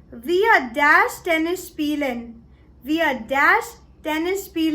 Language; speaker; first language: German; non-native, learner; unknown